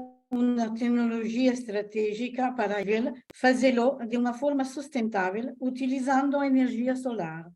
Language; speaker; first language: Portuguese; non-native, learner; Italian